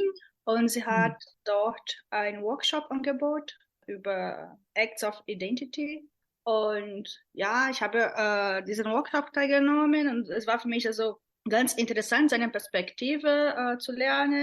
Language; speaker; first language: German; non-native, fluent; Portuguese